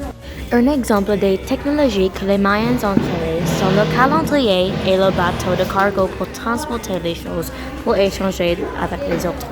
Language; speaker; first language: French; non-native, local second language; English